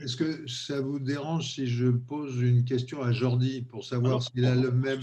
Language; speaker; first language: French; native; French